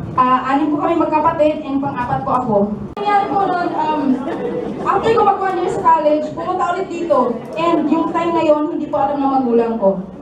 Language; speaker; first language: Filipino; non-native, local second language; Cebuano